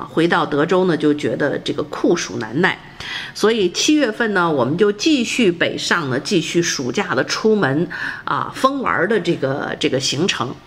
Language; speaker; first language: Chinese; native; Chinese